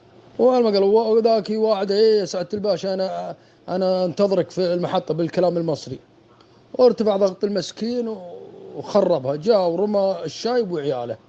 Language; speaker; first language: Arabic; native; Arabic